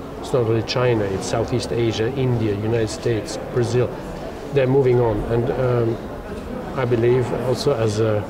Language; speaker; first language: English; non-native, fluent; German